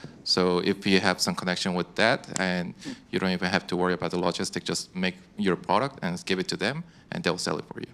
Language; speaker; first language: English; non-native, fluent; Korean